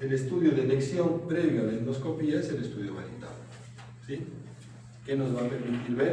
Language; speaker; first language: Spanish; native; Spanish